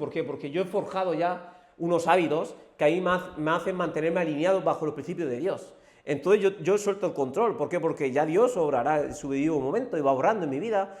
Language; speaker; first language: Spanish; native; Spanish